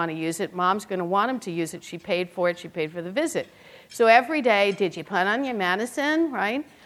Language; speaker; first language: English; native; English